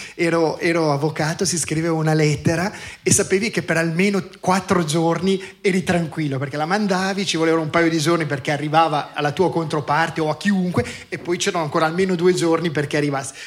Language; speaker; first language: Italian; native; Italian